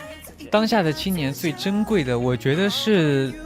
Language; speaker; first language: Chinese; native; Chinese